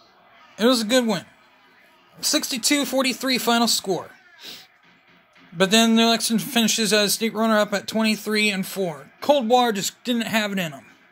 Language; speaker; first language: English; native; English